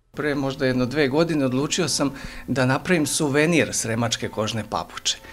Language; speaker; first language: Serbian; native; Serbian